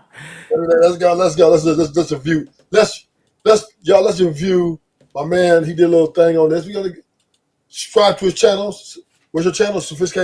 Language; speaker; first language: English; native; English